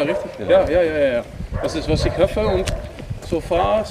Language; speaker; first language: German; non-native, learner; Dutch